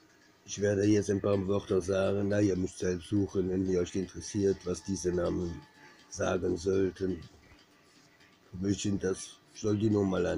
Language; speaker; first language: German; non-native, fluent; French